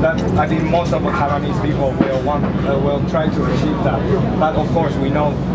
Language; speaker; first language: English; non-native, fluent; Chinese